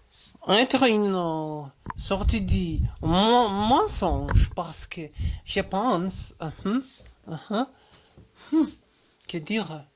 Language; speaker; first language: French; non-native, learner; German